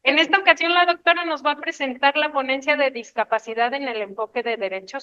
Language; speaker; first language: Spanish; native; Spanish